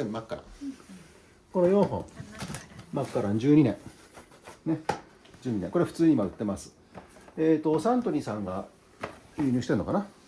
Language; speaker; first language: Japanese; native; Japanese